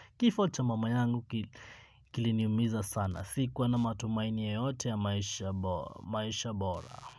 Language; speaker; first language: Swahili; non-native, local second language; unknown